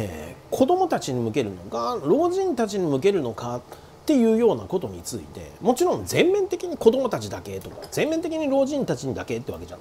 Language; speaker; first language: Japanese; native; Japanese